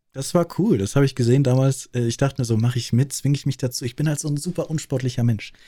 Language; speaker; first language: German; native; German